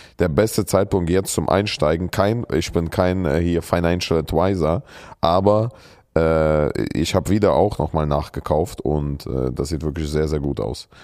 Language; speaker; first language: German; early bilingual, other home language; Russian